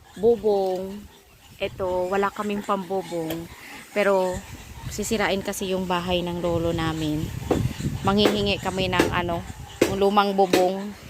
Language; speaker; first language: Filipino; non-native, local second language; Cebuano